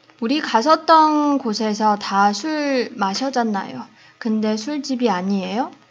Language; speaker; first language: Korean; non-native, fluent; Chinese